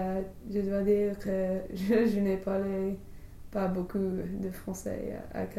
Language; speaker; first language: French; non-native, learner; English